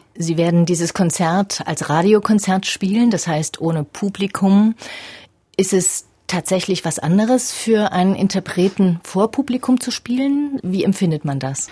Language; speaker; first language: German; native; German